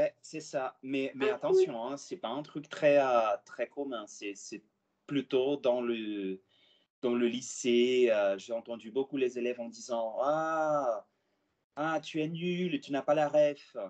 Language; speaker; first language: French; non-native, fluent; Portuguese